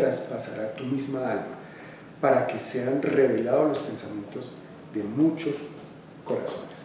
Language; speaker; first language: Spanish; native; Spanish